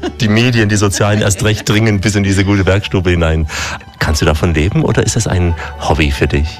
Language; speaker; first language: German; native; German